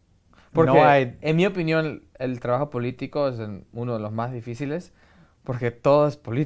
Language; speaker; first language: Spanish; early bilingual, heritage; Spanish